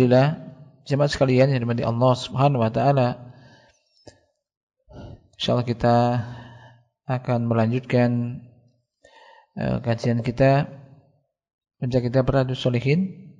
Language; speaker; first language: Indonesian; native; Indonesian